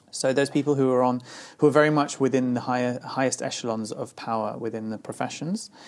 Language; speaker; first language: English; native; English